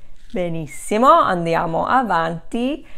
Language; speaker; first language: Italian; non-native, fluent; English